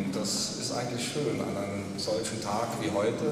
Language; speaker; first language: German; native; German